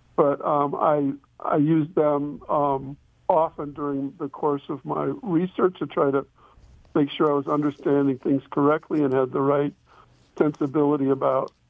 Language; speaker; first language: English; native; English